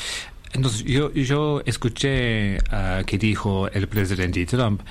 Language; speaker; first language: Spanish; non-native, fluent; English